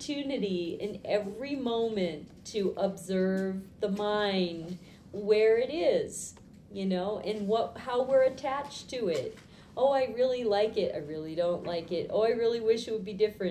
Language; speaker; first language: English; native; English